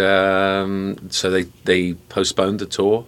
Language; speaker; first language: English; native; English